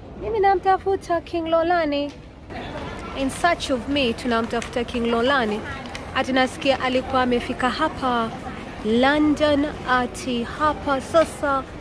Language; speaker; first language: Swahili; native; Swahili